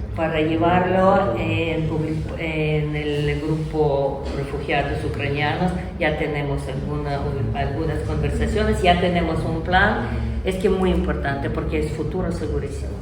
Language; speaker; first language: Spanish; non-native, learner; Ukrainian